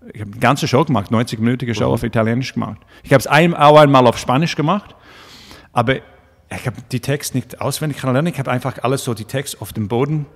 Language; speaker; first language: German; non-native, fluent; English